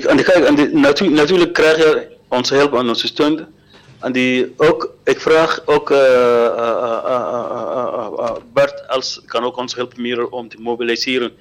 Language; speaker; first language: Dutch; non-native, learner; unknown